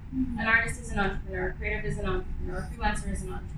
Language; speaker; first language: English; early bilingual, other home language; Arabic